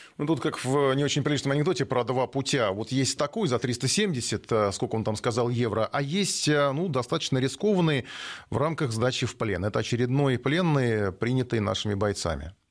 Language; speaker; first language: Russian; native; Russian